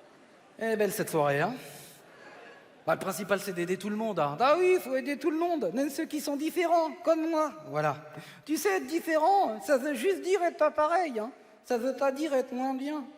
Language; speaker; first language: French; native; French